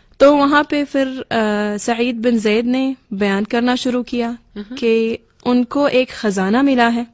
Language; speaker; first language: Urdu; non-native, fluent; Arabic